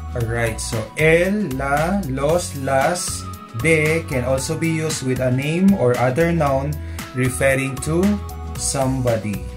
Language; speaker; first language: English; non-native, local second language; Filipino